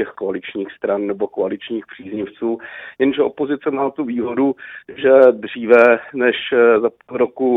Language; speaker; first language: Czech; native; Czech